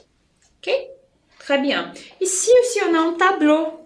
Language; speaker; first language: French; non-native, fluent; Portuguese